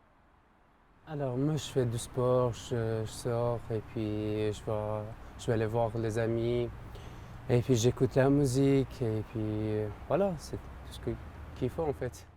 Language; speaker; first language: French; non-native, fluent; Persian